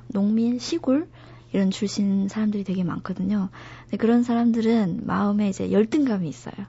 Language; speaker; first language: Korean; non-native, fluent; Chinese